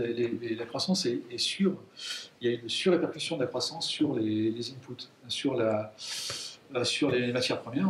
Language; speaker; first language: French; native; French